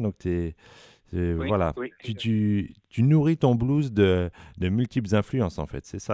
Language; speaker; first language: French; native; French